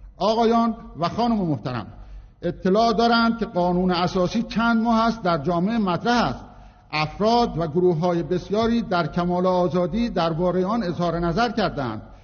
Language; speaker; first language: Persian; non-native, local second language; Azerbaijani